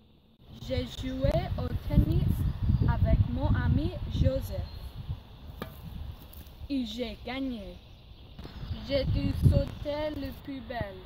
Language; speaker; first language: French; non-native, learner; English